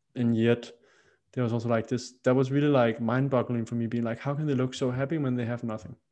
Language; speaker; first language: English; non-native, fluent; Danish